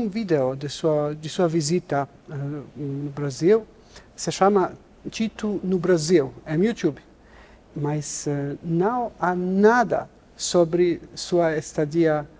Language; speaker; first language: Portuguese; non-native, learner; Serbian